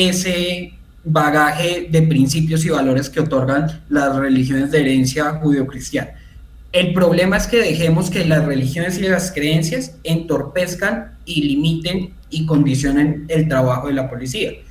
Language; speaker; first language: Spanish; native; Spanish